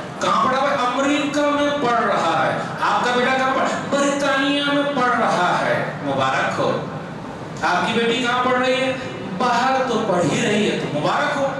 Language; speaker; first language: Urdu; non-native, local second language; Hindi